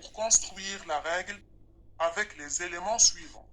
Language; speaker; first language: French; non-native, local second language; Arabic